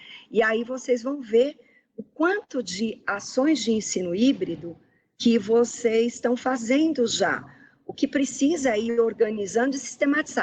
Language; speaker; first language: Portuguese; native; Portuguese